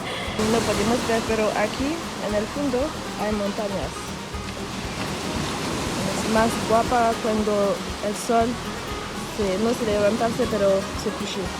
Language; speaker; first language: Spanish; non-native, learner; French